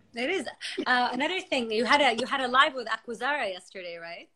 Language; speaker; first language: English; non-native, fluent; Arabic